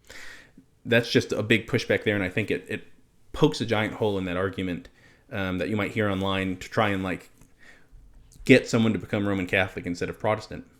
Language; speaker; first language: English; native; English